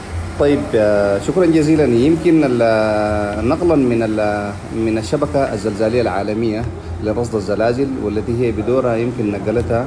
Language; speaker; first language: Arabic; native; Arabic